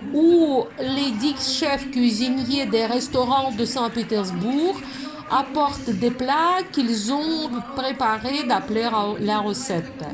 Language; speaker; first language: French; non-native, fluent; Russian